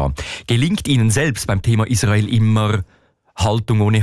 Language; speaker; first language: German; native; German